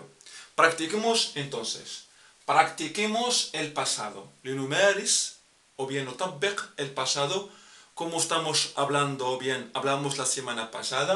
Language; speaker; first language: Spanish; non-native, fluent; Arabic